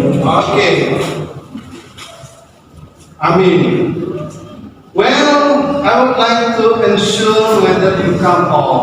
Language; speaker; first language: English; non-native, learner; Indonesian